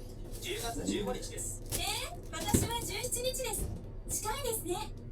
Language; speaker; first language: Japanese; non-native, learner; Filipino